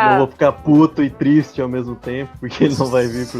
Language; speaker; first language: Portuguese; native; Portuguese